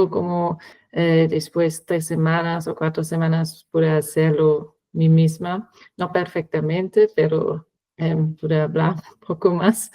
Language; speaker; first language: Spanish; non-native, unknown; German